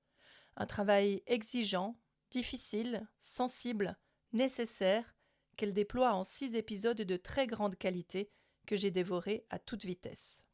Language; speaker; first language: French; native; French